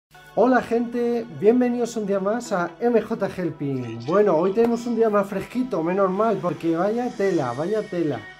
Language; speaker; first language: Spanish; native; Spanish